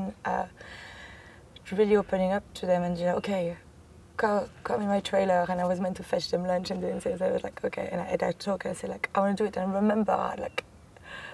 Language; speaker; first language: English; non-native, fluent; French